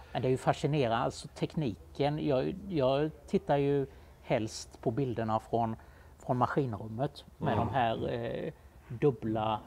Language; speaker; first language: Swedish; native; Swedish